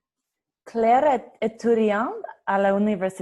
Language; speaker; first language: French; non-native, learner; English